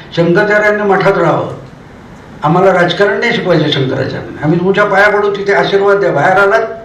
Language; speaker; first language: Marathi; native; Marathi